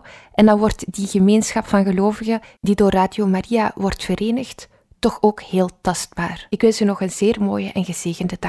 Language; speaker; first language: Dutch; native; Dutch